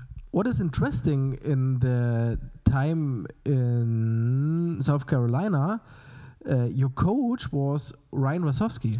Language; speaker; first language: English; non-native, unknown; German